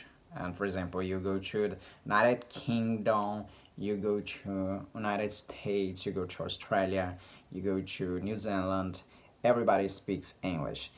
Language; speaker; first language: English; non-native, learner; Portuguese